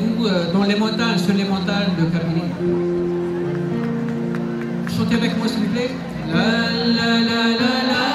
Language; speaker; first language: French; non-native, local second language; Arabic